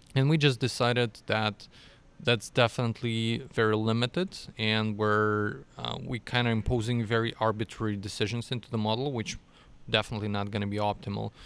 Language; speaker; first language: English; non-native, fluent; Russian